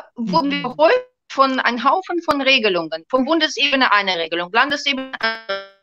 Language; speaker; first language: German; non-native, fluent; Russian